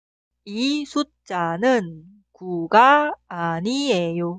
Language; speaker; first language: Korean; non-native, fluent; Spanish